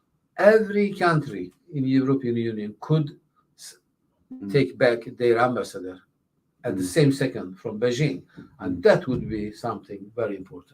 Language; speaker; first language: English; non-native, fluent; Swedish